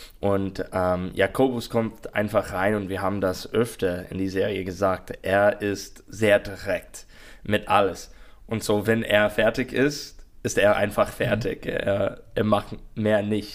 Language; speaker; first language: German; non-native, learner; English